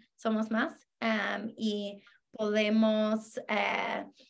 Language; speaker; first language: Spanish; non-native, fluent; English